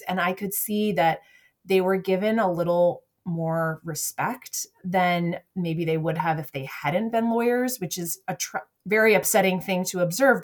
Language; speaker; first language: English; native; English